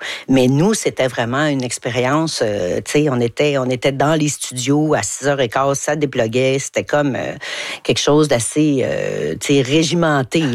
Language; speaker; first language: French; native; French